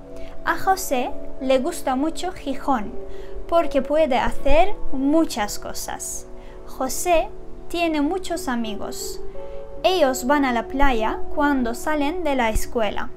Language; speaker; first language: Spanish; non-native, fluent; Turkish